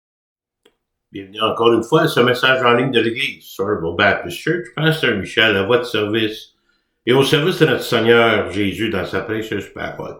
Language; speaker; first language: French; native; French